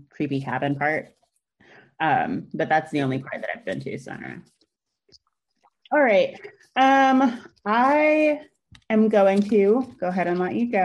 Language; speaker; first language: English; native; English